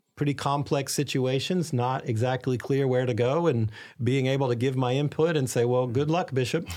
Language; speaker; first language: English; native; English